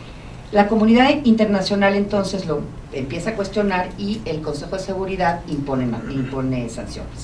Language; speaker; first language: Spanish; native; Spanish